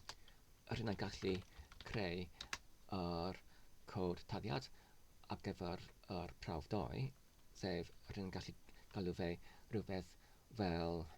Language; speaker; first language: Welsh; non-native, learner; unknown